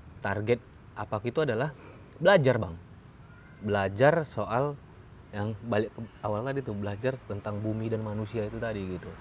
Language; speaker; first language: Indonesian; native; Indonesian